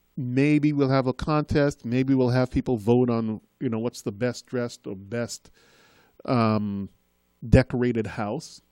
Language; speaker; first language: English; native; English